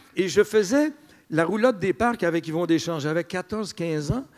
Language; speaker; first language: French; native; French